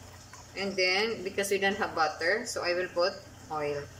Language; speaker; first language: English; non-native, local second language; Filipino